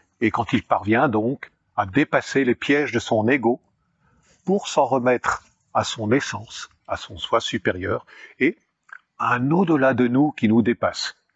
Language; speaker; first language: French; native; French